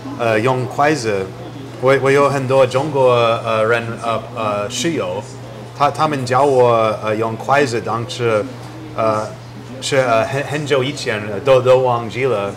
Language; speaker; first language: Chinese; non-native, learner; English